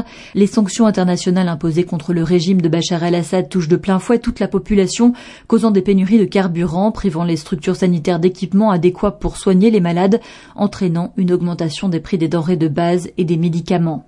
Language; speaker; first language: French; native; French